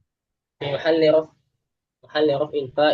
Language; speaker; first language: Arabic; non-native, learner; Indonesian